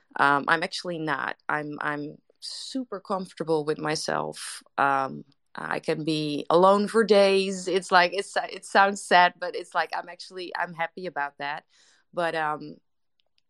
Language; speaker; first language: English; non-native, fluent; Dutch